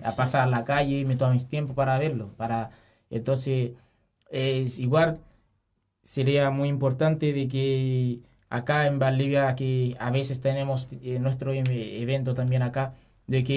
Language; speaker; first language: Spanish; non-native, learner; Haitian Creole